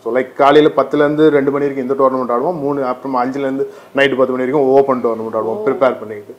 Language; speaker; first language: Tamil; native; Tamil